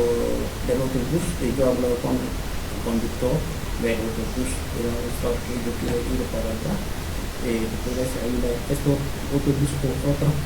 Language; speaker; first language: Spanish; non-native, learner; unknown